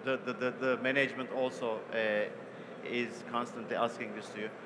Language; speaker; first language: English; non-native, fluent; Turkish